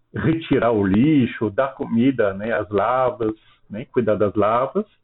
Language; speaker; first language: Portuguese; non-native, fluent; French